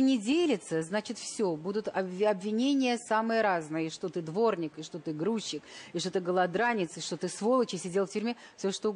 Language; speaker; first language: Russian; native; Russian